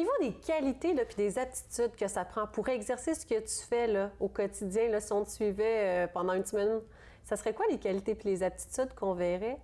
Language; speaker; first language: French; native; French